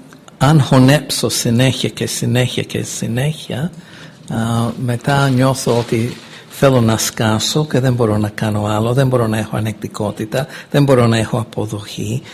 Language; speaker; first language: Greek; non-native, fluent; English